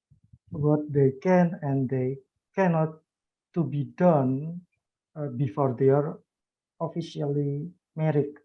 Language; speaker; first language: English; non-native, learner; Indonesian